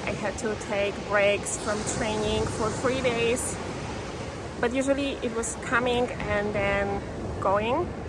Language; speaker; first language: English; non-native, fluent; Polish